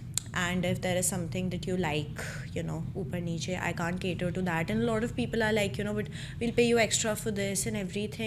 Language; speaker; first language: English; non-native, local second language; Hindi